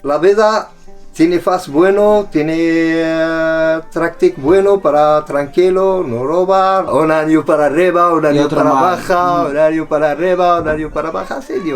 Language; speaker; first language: Spanish; non-native, learner; Arabic